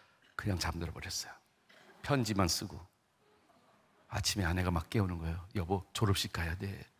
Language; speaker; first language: Korean; native; Korean